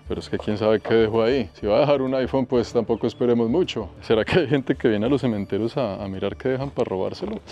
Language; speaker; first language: Spanish; native; Spanish